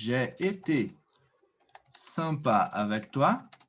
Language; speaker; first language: French; non-native, fluent; Portuguese